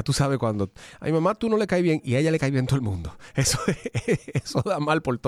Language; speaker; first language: Spanish; native; Spanish